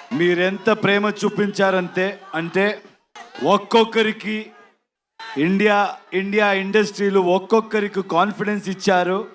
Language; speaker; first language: Telugu; non-native, fluent; Kannada